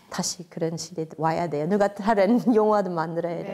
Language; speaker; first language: Korean; non-native, fluent; English